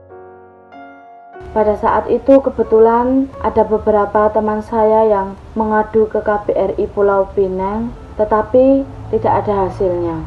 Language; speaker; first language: Indonesian; non-native, local second language; Javanese